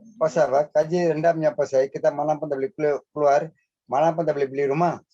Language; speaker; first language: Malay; non-native, local second language; Tamil